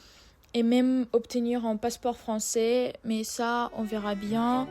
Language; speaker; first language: French; non-native, fluent; Russian